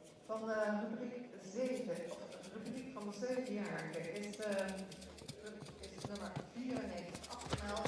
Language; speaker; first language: Dutch; native; Dutch